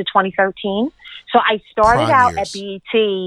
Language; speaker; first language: English; native; English